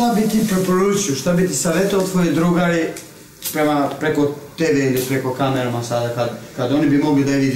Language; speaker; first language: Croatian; non-native, local second language; Albanian